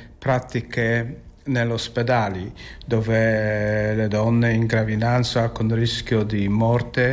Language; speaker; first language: Italian; non-native, fluent; Polish